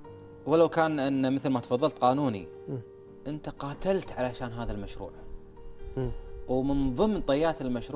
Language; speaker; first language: Arabic; native; Arabic